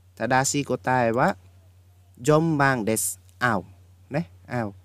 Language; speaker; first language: Japanese; non-native, fluent; Khmer